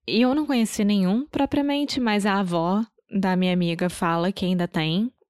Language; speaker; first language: Portuguese; native; Portuguese